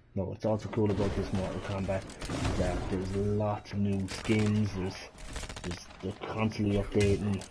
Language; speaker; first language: English; native; English